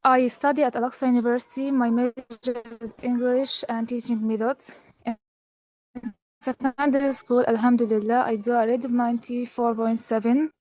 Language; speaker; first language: English; non-native, fluent; Arabic